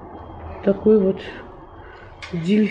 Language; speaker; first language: Russian; native; Russian